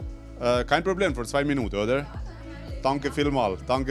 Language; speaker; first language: German; non-native, learner; Albanian